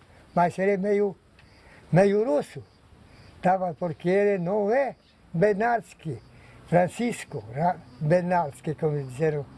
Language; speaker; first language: Portuguese; non-native, local second language; Polish